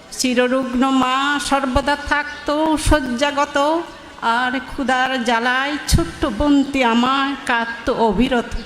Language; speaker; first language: Bangla; non-native, local second language; Manipuri